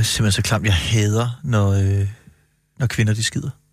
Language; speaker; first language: Danish; native; Danish